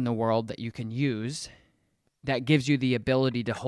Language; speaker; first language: English; native; English